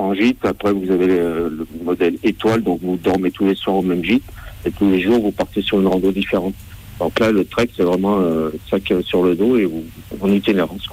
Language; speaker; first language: French; native; French